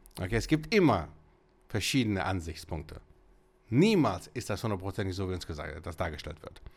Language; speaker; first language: German; early bilingual, other home language; Greek